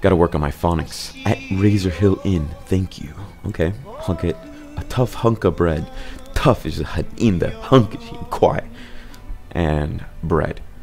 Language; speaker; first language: English; native; English